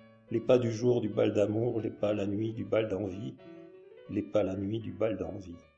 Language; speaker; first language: French; native; French